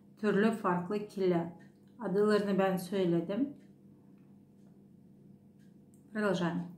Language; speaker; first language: Turkish; non-native, learner; Russian